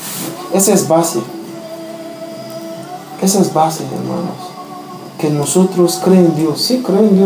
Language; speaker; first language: Spanish; non-native, learner; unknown